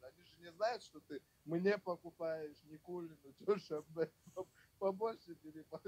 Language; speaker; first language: Russian; non-native, local second language; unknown